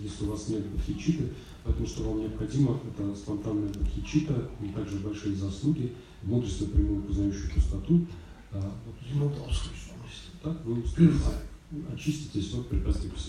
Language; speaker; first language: Russian; native; Russian